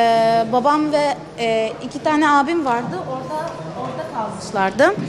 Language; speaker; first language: Turkish; early bilingual, other home language; Arabic